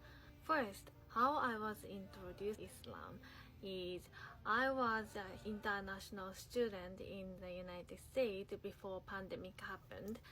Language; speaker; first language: English; non-native, learner; Japanese